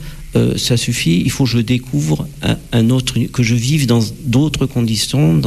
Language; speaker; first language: French; native; French